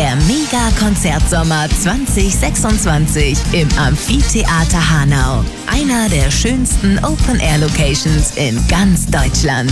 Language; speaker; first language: German; native; German